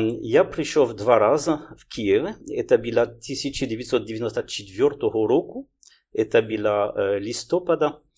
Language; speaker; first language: Russian; non-native, learner; French